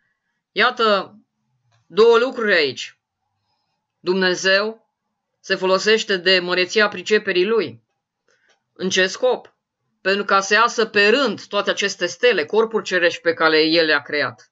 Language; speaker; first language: Romanian; native; Romanian